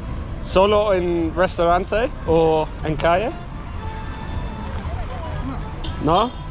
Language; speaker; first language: Spanish; non-native, learner; English